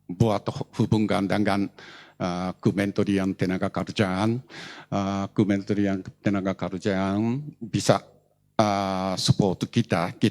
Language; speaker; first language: Indonesian; non-native, learner; Japanese